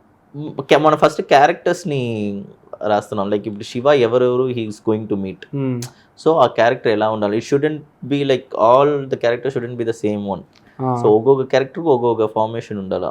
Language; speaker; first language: Telugu; early bilingual, heritage; Telugu